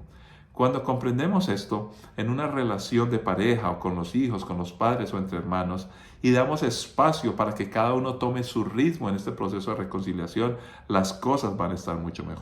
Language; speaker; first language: Spanish; native; Spanish